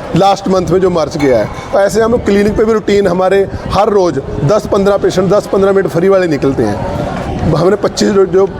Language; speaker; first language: Hindi; non-native, local second language; Punjabi